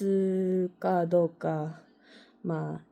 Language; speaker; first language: Japanese; non-native, learner; English